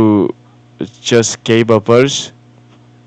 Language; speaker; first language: English; non-native, fluent; Korean